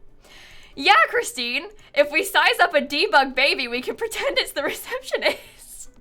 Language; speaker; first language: English; native; English